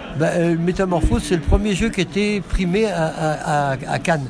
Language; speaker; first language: French; native; French